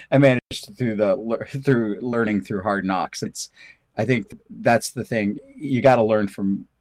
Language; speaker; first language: English; early bilingual, other home language; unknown